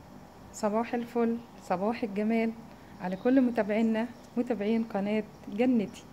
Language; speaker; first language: Arabic; native; Arabic